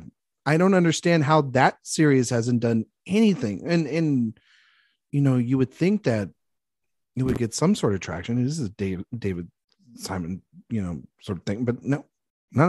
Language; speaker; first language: English; native; English